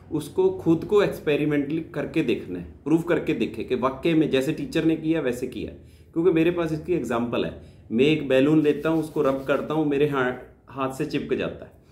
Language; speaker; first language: Hindi; non-native, local second language; Punjabi